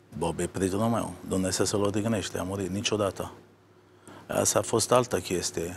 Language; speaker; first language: Romanian; non-native, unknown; Italian